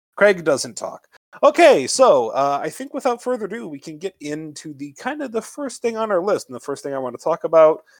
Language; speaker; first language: English; native; English